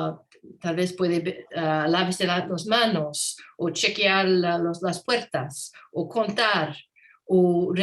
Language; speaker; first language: Spanish; non-native, learner; English